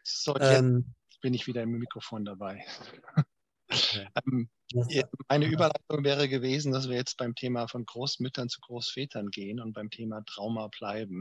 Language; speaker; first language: German; native; German